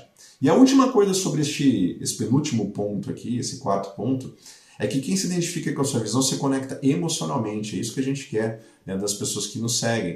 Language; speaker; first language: Portuguese; native; Portuguese